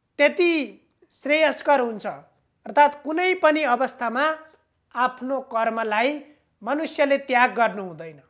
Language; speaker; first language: Nepali; native; Nepali